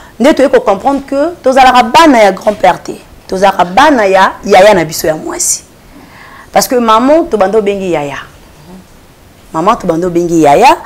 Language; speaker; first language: Lingala; native; Lingala